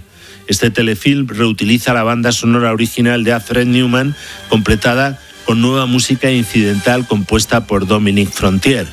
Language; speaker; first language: Spanish; native; Spanish